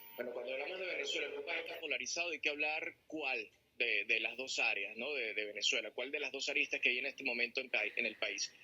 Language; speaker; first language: Spanish; native; Spanish